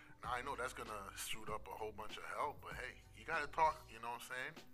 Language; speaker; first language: English; early bilingual, other home language; French